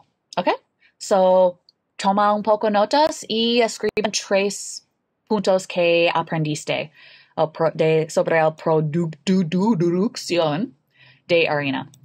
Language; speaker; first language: Spanish; non-native, learner; English